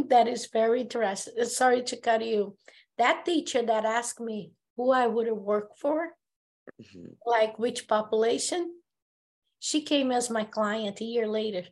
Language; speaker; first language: English; non-native, fluent; Portuguese